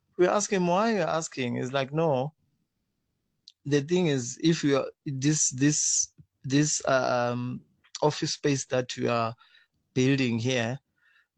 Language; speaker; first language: English; non-native, local second language; Zulu